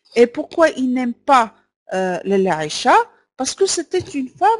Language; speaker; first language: French; non-native, local second language; Arabic